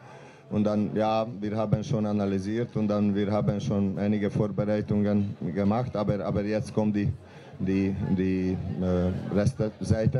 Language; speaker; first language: German; non-native, learner; Hungarian